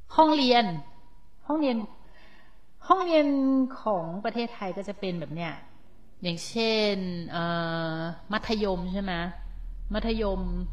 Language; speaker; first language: Thai; native; Thai